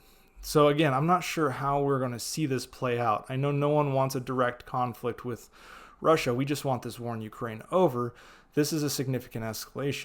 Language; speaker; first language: English; native; English